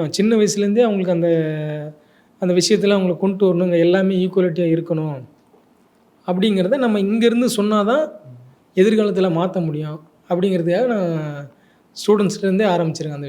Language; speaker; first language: Tamil; native; Tamil